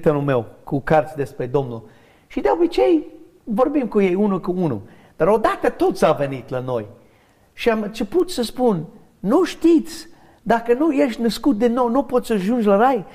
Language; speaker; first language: Romanian; non-native, learner; English